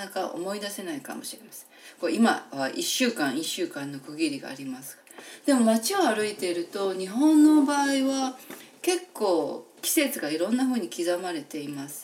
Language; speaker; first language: Japanese; native; Japanese